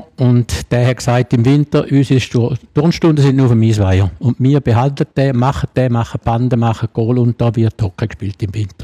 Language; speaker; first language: German; native; German